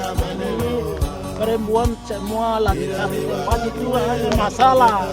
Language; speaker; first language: Indonesian; non-native, local second language; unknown